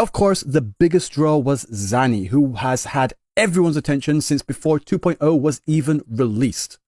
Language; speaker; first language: English; native; English